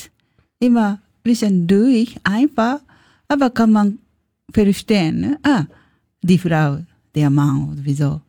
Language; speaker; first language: German; non-native, learner; Japanese